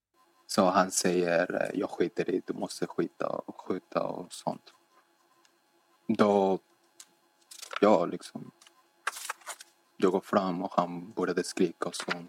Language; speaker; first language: Swedish; non-native, fluent; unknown